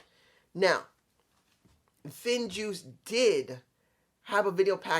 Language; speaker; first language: English; native; English